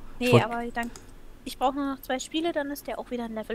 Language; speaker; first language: German; native; German